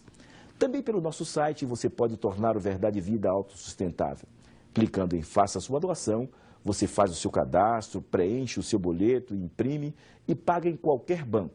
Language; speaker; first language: Portuguese; native; Portuguese